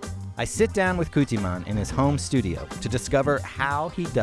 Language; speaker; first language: English; native; English